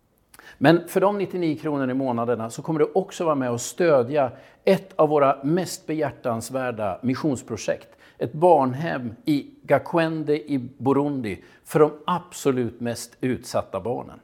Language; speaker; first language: Swedish; native; Swedish